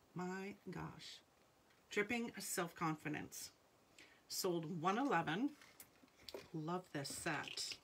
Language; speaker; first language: English; native; English